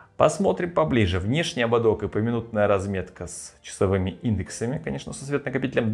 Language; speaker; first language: Russian; native; Russian